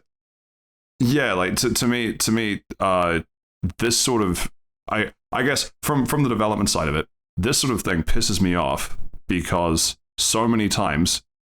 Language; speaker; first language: English; native; English